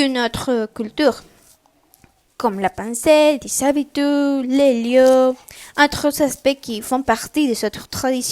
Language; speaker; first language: French; non-native, learner; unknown